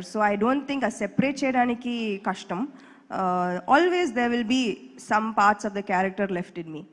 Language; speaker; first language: Telugu; non-native, local second language; English